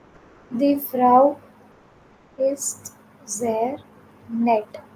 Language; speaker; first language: German; non-native, fluent; Hindi